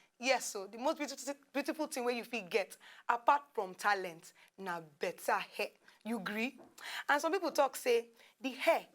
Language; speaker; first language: Nigerian Pidgin; native; Nigerian Pidgin